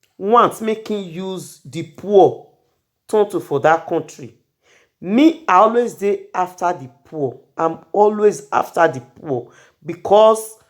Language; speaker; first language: Nigerian Pidgin; non-native, local second language; Bini